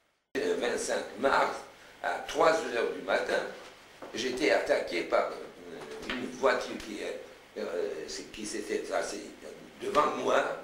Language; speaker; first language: French; non-native, fluent; Romanian